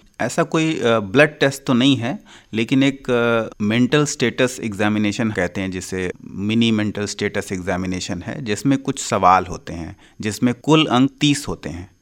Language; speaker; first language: Hindi; native; Hindi